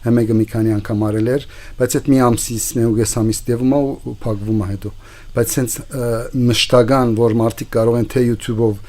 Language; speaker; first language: Armenian; early bilingual, heritage; Armenian